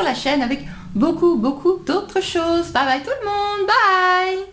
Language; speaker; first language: French; native; French